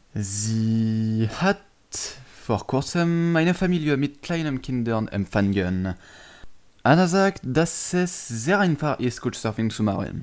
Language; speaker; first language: German; non-native, learner; French